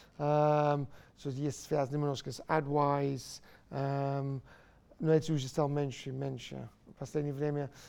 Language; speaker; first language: Russian; non-native, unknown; English